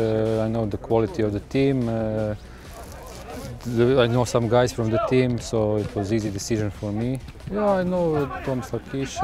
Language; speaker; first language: English; non-native, fluent; Croatian